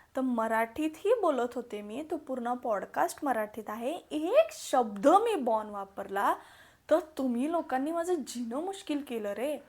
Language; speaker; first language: Marathi; non-native, local second language; Malayalam